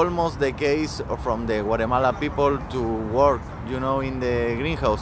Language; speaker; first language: English; non-native, learner; Spanish